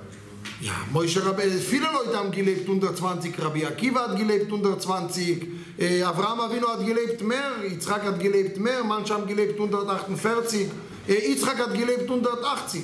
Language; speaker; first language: German; non-native, learner; Hebrew